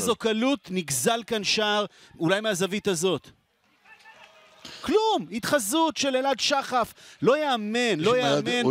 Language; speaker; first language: Hebrew; native; Hebrew